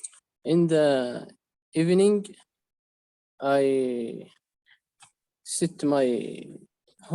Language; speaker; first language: English; non-native, learner; Arabic